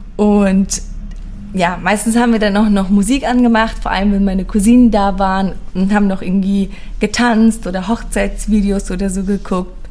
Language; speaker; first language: German; early bilingual, other home language; Persian